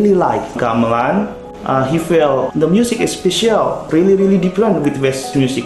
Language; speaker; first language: English; non-native, learner; Indonesian